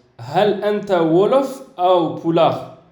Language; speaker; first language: Arabic; non-native, fluent; French